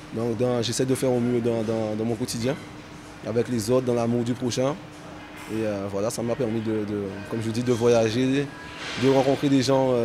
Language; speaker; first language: French; native; French